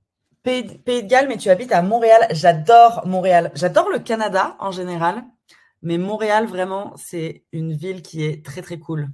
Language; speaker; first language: French; native; French